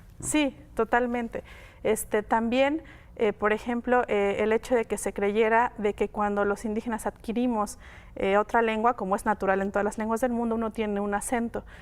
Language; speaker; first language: Spanish; non-native, local second language; Mixtepec Mixtec